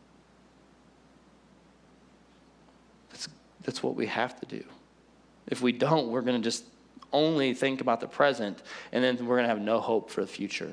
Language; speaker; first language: English; native; English